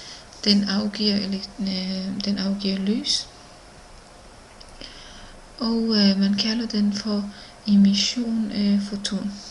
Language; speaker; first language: Danish; non-native, learner; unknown